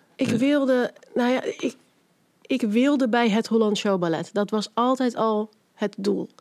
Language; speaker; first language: Dutch; native; Dutch